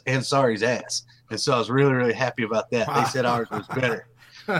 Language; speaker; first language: English; native; English